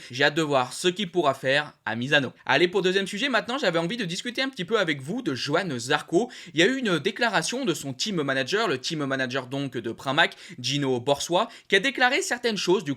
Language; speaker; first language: French; native; French